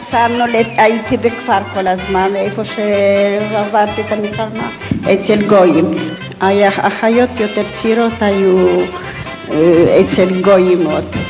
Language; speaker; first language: Hebrew; non-native, fluent; Polish